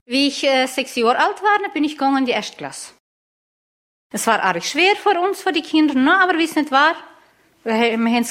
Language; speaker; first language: German; early bilingual, heritage; German